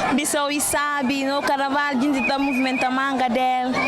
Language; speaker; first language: Portuguese; non-native, local second language; Upper Guinea Crioulo